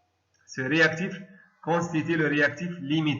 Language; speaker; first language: French; non-native, local second language; Arabic